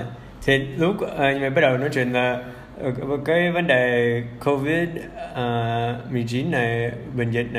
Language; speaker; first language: Vietnamese; early bilingual, heritage; English